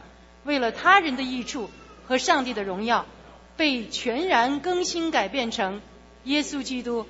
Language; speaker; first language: Chinese; native; Chinese